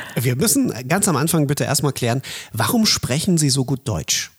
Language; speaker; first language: German; native; German